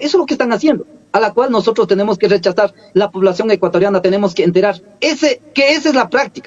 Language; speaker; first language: Spanish; native; Spanish